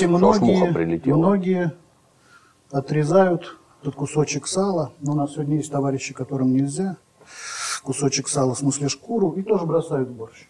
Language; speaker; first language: Russian; native; Russian